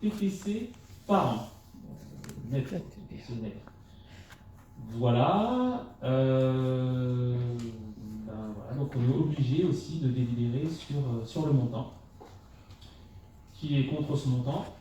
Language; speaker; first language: French; native; French